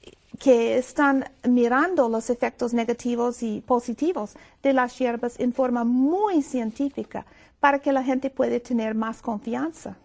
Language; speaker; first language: Spanish; non-native, fluent; English